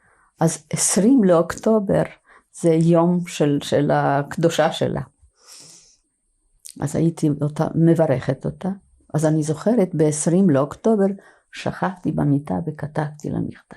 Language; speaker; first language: Hebrew; non-native, fluent; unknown